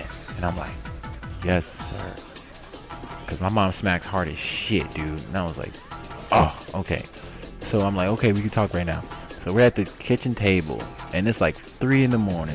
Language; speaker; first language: English; native; English